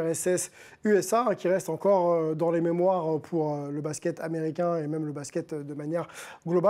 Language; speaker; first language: French; native; French